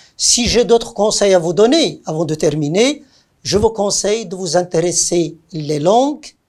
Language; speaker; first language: French; non-native, local second language; Arabic